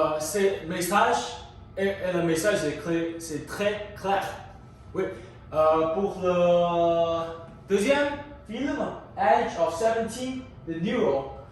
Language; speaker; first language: French; non-native, learner; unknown